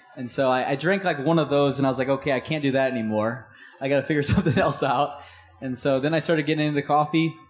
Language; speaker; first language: English; native; English